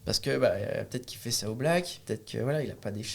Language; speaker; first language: French; native; French